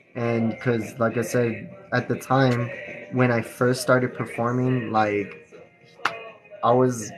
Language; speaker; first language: English; native; English